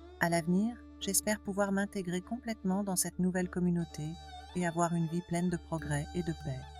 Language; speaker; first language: French; non-native, fluent; Arabic